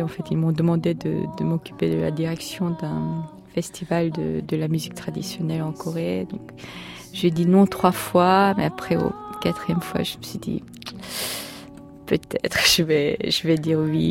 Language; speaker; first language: French; non-native, fluent; Korean